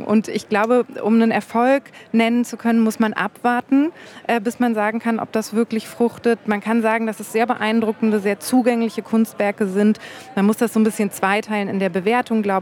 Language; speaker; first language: German; native; German